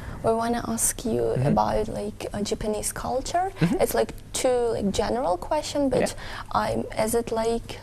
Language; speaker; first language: English; non-native, fluent; Ukrainian